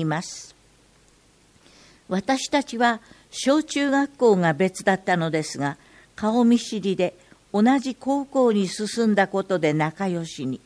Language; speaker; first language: Japanese; native; Japanese